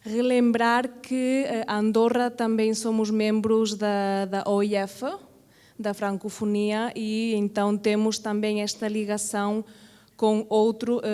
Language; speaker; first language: Portuguese; non-native, fluent; Catalan